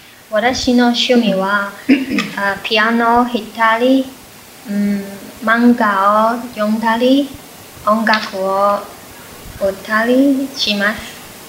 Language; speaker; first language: Japanese; non-native, learner; Chinese